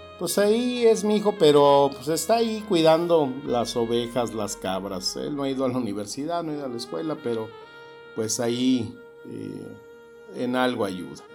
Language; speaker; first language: Spanish; native; Spanish